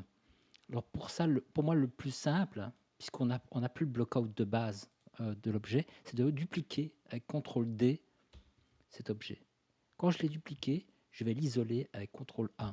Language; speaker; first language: French; native; French